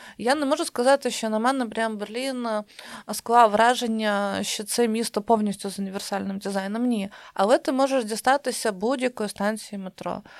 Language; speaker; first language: Ukrainian; non-native, local second language; Russian